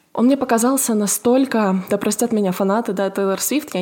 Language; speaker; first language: Russian; native; Russian